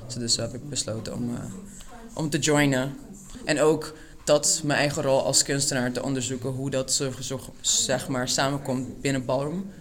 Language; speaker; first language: Dutch; non-native, local second language; Papiamento